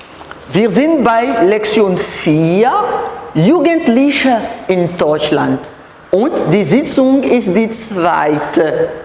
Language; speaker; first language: German; non-native, fluent; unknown